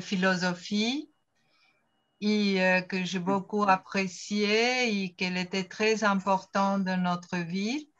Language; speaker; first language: French; non-native, fluent; Portuguese